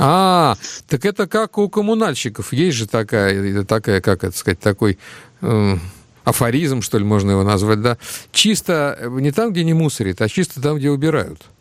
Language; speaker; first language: Russian; native; Russian